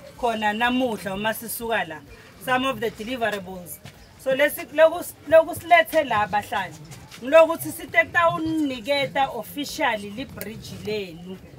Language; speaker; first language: Zulu; non-native, local second language; Swati